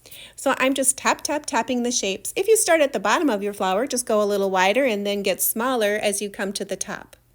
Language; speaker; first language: English; native; English